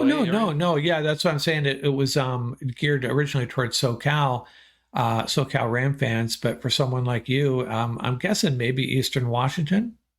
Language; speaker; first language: English; native; English